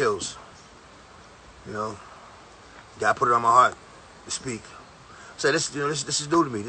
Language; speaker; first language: English; native; English